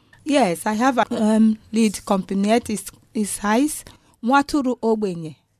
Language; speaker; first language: German; non-native, learner; Igbo